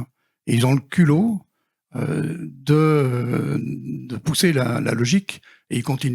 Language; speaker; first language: French; native; French